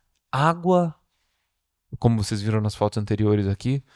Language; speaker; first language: Portuguese; native; Portuguese